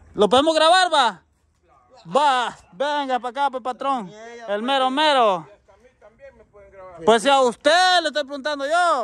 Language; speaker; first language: Spanish; native; Spanish